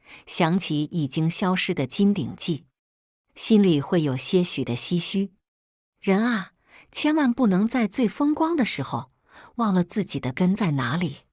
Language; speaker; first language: Chinese; native; Chinese